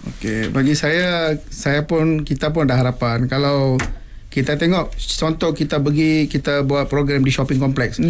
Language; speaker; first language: Malay; non-native, local second language; Tamil